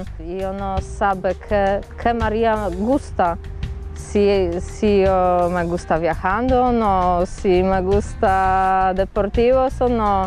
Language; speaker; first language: Spanish; non-native, learner; Polish